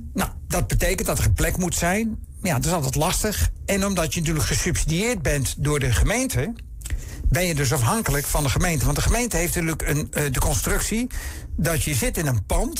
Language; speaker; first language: Dutch; native; Dutch